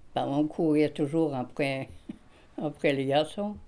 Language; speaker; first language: French; non-native, fluent; Swedish